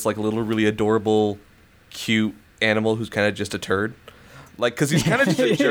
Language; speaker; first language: English; native; English